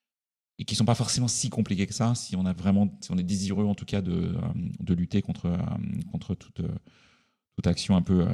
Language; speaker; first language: French; native; French